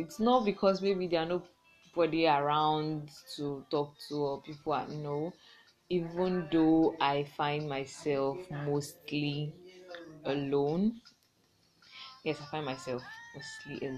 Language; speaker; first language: English; non-native, local second language; Igbo